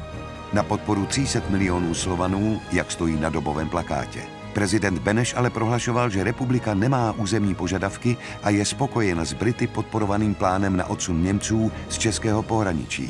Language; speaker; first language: Czech; native; Czech